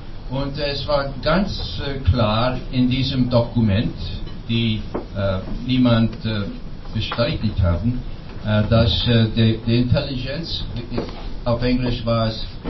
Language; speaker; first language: German; non-native, learner; English